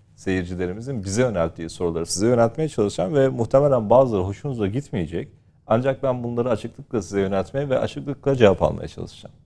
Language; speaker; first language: Turkish; native; Turkish